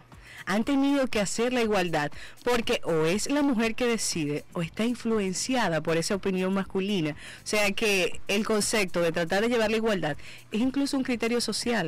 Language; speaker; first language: Spanish; native; Spanish